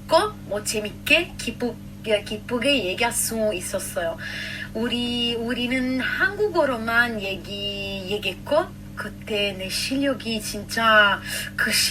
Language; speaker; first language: Korean; non-native, fluent; Italian